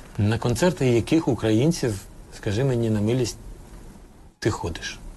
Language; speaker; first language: Ukrainian; native; Ukrainian